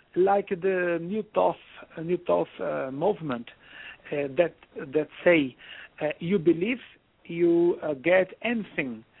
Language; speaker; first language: English; non-native, learner; Portuguese